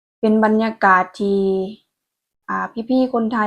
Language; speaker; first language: Thai; non-native, local second language; Lao